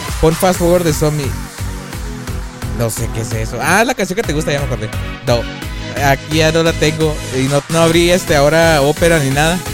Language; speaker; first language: Spanish; native; Spanish